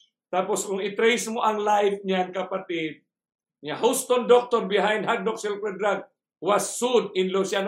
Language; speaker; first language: English; non-native, local second language; Filipino